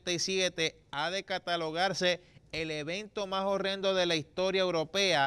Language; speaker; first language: Spanish; native; Spanish